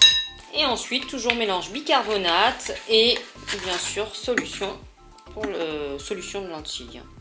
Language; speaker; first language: French; native; French